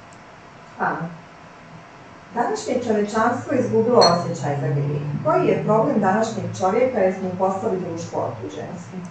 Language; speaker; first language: Croatian; native; Croatian